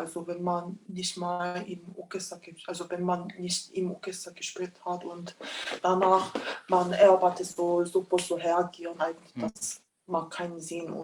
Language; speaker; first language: German; non-native, fluent; Korean